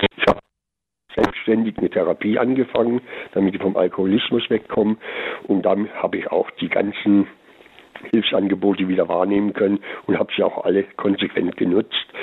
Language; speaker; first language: German; native; German